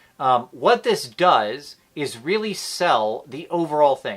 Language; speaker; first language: English; native; English